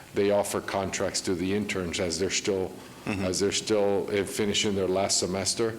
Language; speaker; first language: English; early bilingual, other home language; Spanish